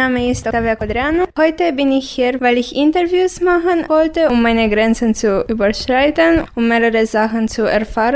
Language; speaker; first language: German; non-native, learner; Romanian